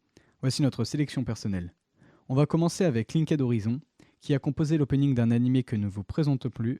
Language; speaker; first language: French; native; French